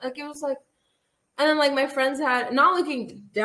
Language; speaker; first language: English; early bilingual, other home language; Armenian